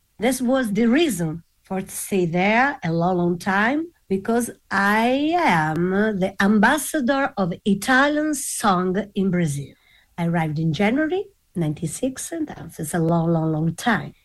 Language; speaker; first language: English; non-native, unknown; Italian